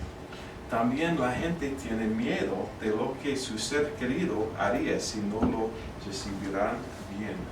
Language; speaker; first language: Spanish; non-native, fluent; English